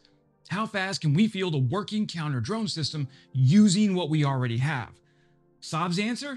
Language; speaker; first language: English; native; English